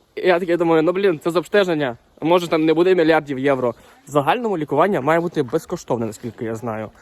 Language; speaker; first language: Ukrainian; native; Ukrainian